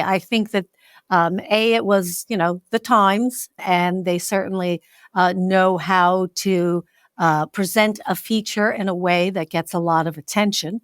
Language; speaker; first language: English; native; English